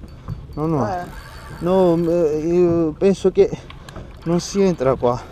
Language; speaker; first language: Italian; non-native, learner; Georgian